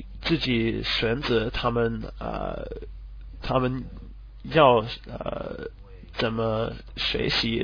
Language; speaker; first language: Chinese; non-native, learner; English